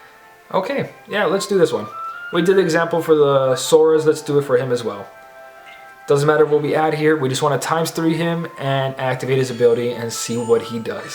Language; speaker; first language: English; native; English